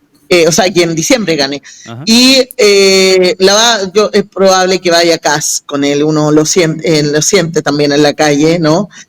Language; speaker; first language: Spanish; native; Spanish